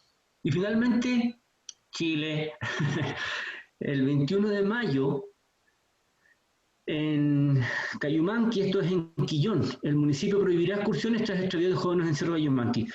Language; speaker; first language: Spanish; native; Spanish